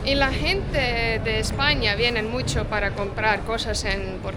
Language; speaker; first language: Spanish; non-native, fluent; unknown